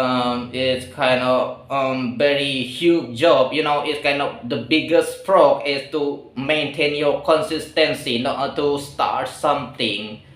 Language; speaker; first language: English; non-native, learner; Indonesian